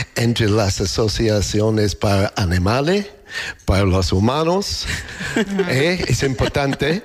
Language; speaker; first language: Spanish; non-native, learner; English